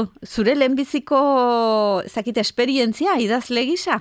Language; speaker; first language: Basque; native; Basque